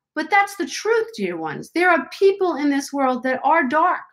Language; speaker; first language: English; native; English